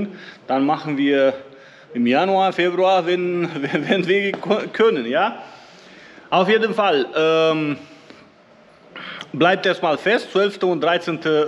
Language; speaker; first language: German; non-native, learner; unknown